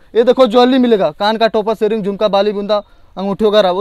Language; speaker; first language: Hindi; native; Hindi